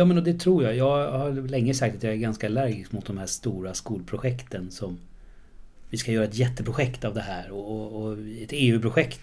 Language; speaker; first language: Swedish; native; Swedish